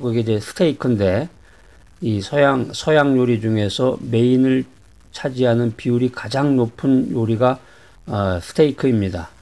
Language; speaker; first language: Korean; native; Korean